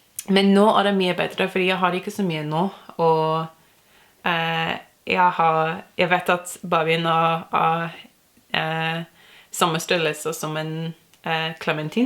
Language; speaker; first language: Norwegian; non-native, learner; English